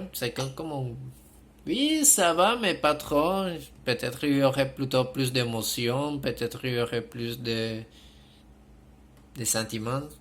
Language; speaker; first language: French; non-native, fluent; Spanish